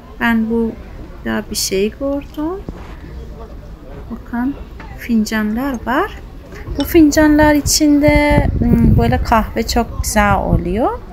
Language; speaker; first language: Turkish; early bilingual, heritage; Turkish